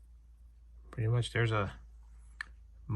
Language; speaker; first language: English; native; English